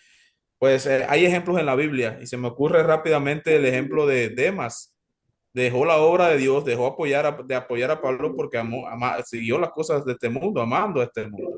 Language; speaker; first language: Spanish; native; Spanish